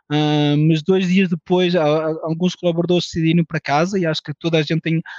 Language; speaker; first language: Portuguese; early bilingual, heritage; French